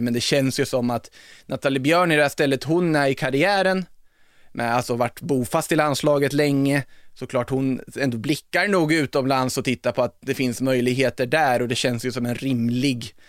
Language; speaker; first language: Swedish; native; Swedish